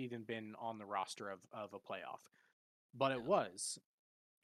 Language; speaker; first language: English; native; English